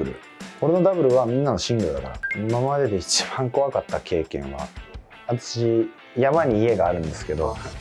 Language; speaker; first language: Japanese; native; Japanese